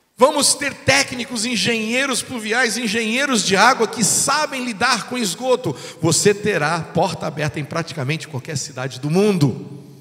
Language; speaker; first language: Portuguese; non-native, fluent; English